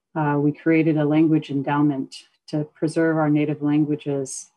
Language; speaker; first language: English; native; English